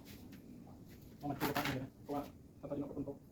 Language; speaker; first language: Thai; non-native, local second language; Northeastern Thai